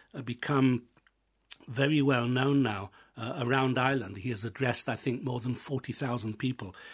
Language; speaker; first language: English; native; English